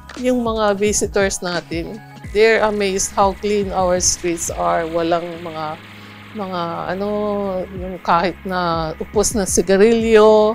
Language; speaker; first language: Filipino; non-native, local second language; Cebuano